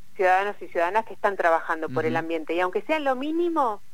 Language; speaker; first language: Spanish; native; Spanish